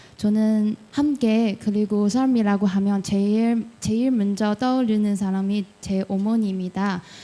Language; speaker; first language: Korean; non-native, fluent; Chinese